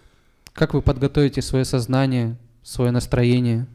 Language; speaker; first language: Russian; native; Russian